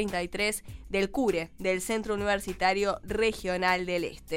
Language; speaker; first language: Spanish; native; Spanish